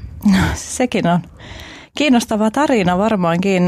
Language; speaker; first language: Finnish; early bilingual, other home language; Albanian